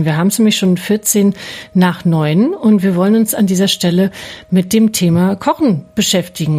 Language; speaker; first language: German; native; German